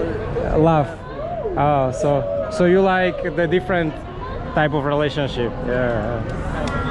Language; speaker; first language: English; non-native, learner; Slovak